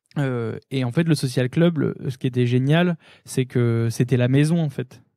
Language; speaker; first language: French; native; French